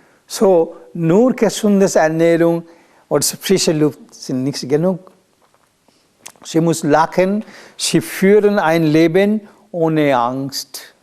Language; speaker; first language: German; non-native, learner; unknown